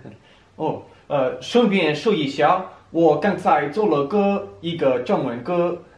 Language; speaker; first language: Chinese; non-native, learner; English